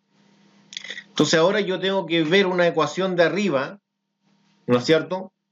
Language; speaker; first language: Spanish; native; Spanish